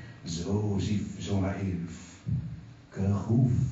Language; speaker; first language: Dutch; native; Dutch